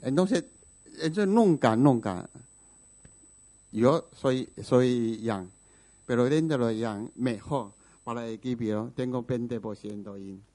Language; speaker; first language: Spanish; non-native, learner; Chinese